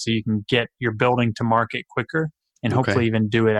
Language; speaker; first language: English; native; English